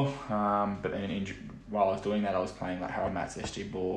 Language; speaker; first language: English; native; English